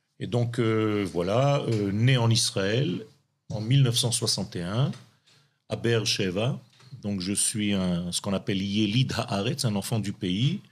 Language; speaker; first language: French; non-native, local second language; Hebrew